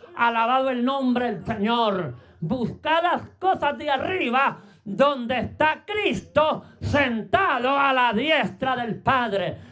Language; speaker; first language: Spanish; native; Spanish